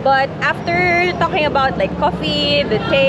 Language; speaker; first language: English; non-native, local second language; Filipino